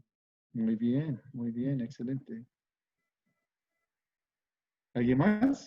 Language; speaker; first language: Spanish; non-native, fluent; English